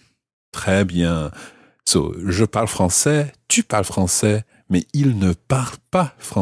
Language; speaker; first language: French; non-native, fluent; English